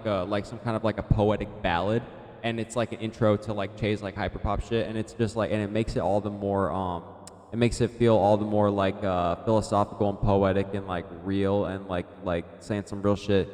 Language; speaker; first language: English; native; English